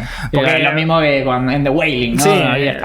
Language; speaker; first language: Spanish; native; Spanish